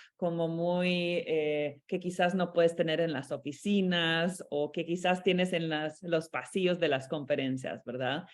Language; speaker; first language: Spanish; non-native, fluent; Romanian